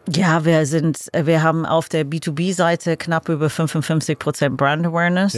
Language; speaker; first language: German; non-native, fluent; English